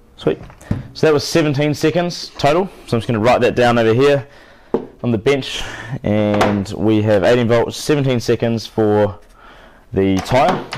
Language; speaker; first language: English; native; English